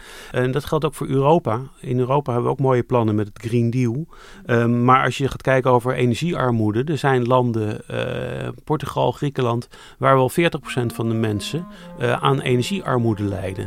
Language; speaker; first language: Dutch; native; Dutch